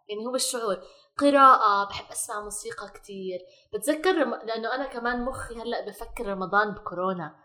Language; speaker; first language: Arabic; native; Arabic